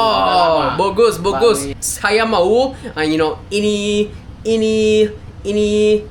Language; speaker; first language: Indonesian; non-native, learner; English